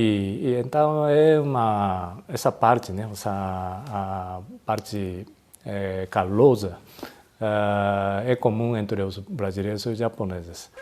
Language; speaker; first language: Portuguese; non-native, fluent; Japanese